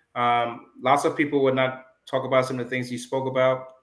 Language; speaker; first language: English; early bilingual, other home language; Jamaican Creole English